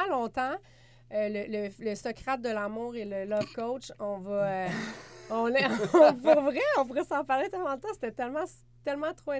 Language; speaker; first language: French; native; French